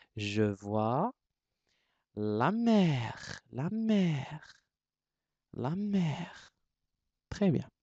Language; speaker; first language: French; non-native, local second language; Arabic